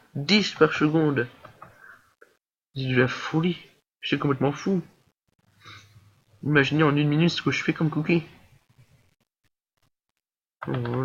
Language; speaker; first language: French; native; French